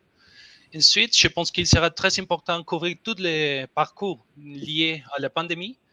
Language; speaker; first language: French; non-native, learner; Spanish